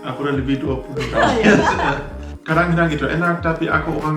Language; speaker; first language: Indonesian; non-native, fluent; German